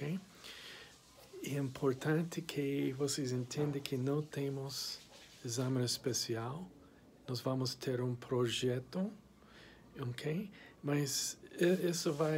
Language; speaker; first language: Portuguese; non-native, fluent; English